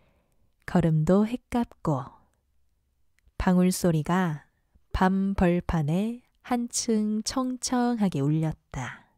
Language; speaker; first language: Korean; native; Korean